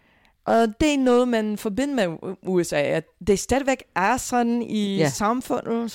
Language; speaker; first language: Danish; non-native, fluent; English